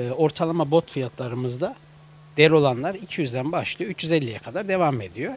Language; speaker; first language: Turkish; native; Turkish